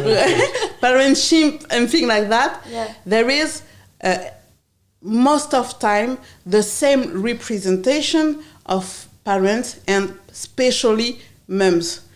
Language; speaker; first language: English; non-native, learner; French